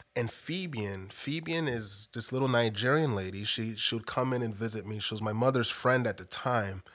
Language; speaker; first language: English; native; English